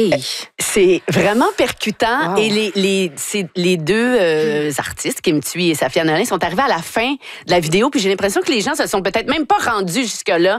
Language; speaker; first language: French; native; French